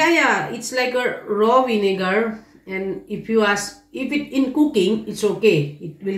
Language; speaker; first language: English; non-native, local second language; Gujarati